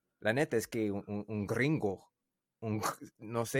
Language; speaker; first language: Spanish; non-native, learner; English